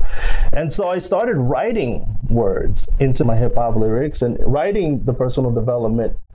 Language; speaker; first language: English; non-native, local second language; Filipino